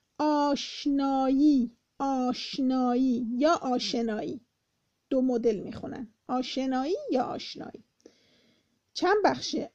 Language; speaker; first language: Persian; native; Persian